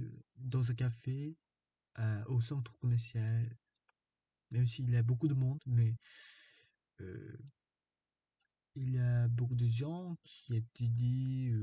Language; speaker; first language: French; non-native, fluent; Korean